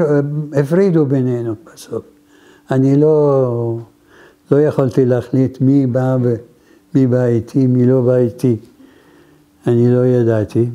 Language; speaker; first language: Hebrew; non-native, fluent; Arabic